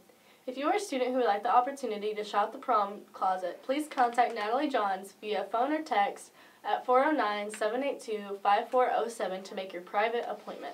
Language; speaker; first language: English; native; English